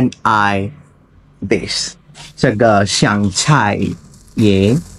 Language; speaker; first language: Chinese; non-native, learner; Bangla